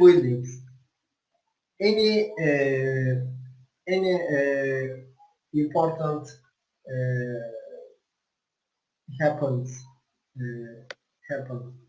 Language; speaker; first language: English; non-native, learner; Turkish